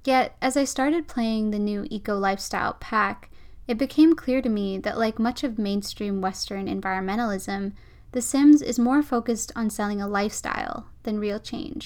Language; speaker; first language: English; native; English